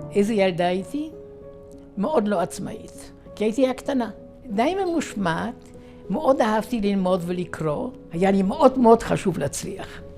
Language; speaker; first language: Hebrew; non-native, fluent; Yiddish